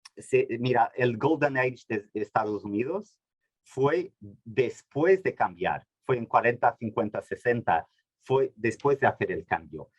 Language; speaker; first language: Spanish; non-native, fluent; Portuguese